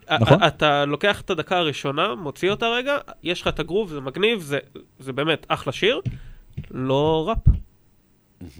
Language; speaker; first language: Hebrew; native; Hebrew